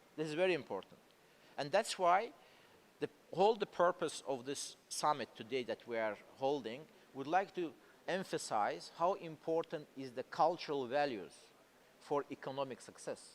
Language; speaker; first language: English; non-native, fluent; Azerbaijani